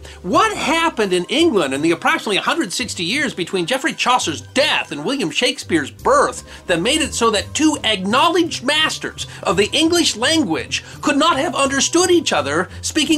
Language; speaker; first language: English; native; English